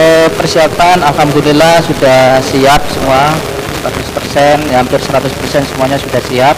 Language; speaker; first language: Indonesian; native; Indonesian